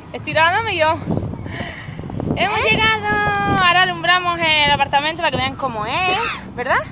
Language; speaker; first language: Spanish; native; Spanish